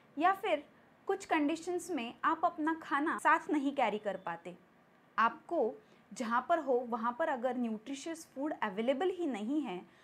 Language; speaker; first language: Hindi; non-native, local second language; Marathi